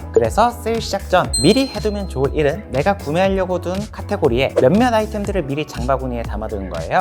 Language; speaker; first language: Korean; native; Korean